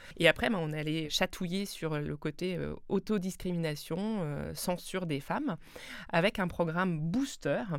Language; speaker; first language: French; non-native, local second language; Swiss German